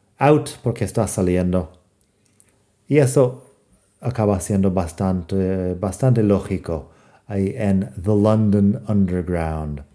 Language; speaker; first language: Spanish; non-native, fluent; English